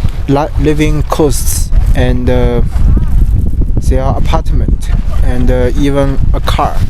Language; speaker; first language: English; non-native, learner; Chinese